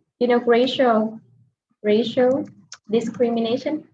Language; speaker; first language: English; non-native, fluent; Vietnamese